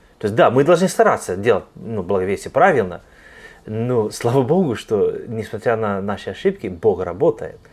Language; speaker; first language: Russian; non-native, fluent; English